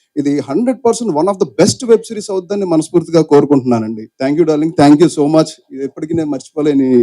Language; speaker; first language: Telugu; native; Telugu